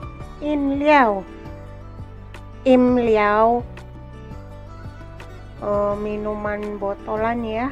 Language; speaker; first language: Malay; non-native, local second language; Javanese